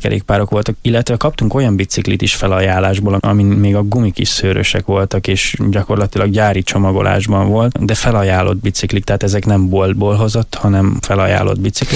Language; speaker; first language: Hungarian; native; Hungarian